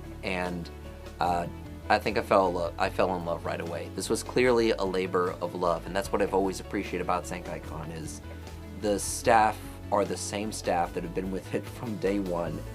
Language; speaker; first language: English; native; English